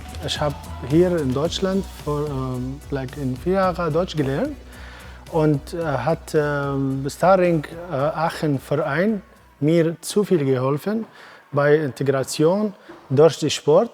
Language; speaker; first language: German; non-native, learner; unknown